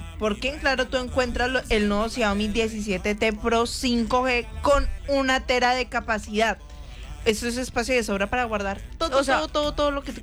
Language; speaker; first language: Spanish; native; Spanish